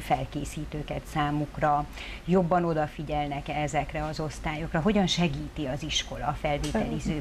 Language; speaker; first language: Hungarian; native; Hungarian